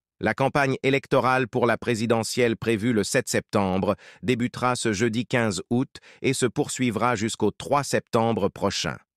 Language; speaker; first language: French; non-native, local second language; Arabic